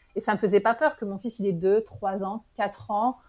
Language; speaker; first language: French; native; French